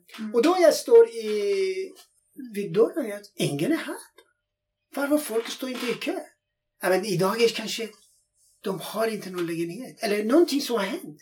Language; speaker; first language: Swedish; non-native, fluent; Persian